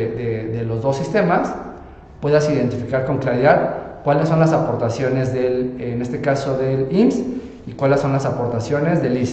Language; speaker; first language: Spanish; native; Spanish